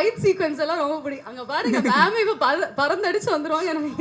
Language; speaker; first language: Tamil; native; Tamil